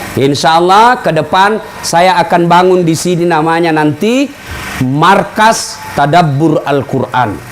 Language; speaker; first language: Indonesian; non-native, local second language; Buginese